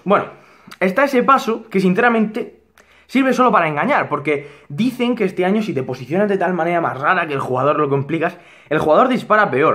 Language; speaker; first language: Spanish; native; Spanish